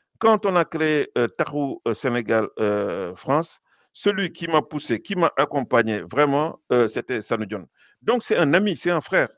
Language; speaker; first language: French; non-native, local second language; Wolof